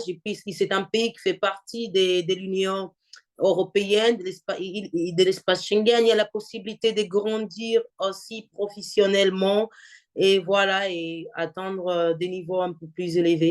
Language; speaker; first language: French; non-native, fluent; Portuguese